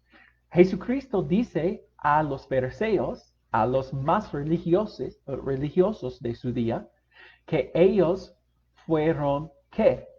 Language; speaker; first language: Spanish; non-native, fluent; English